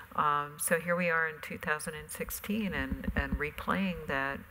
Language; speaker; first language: English; native; English